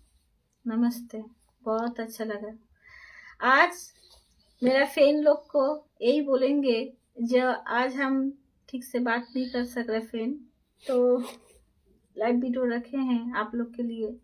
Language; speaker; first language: Hindi; non-native, local second language; Bangla